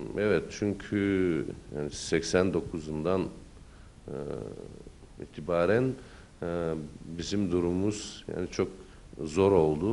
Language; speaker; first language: Turkish; early bilingual, heritage; Turkish